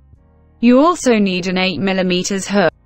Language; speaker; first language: English; non-native, learner; Spanish